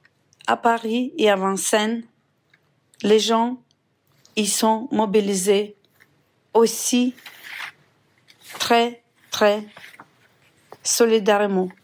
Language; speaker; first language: French; non-native, fluent; Ukrainian